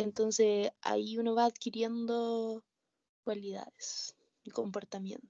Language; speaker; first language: Spanish; native; Spanish